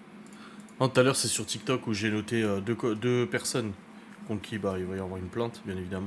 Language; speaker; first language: French; native; French